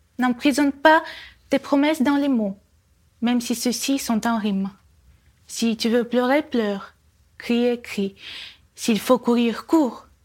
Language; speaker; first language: French; non-native, fluent; Russian